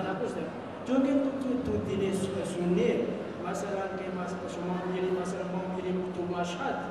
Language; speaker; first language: Persian; non-native, learner; Malagasy